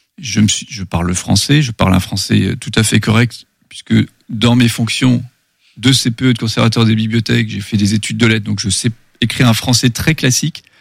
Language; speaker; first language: French; non-native, local second language; German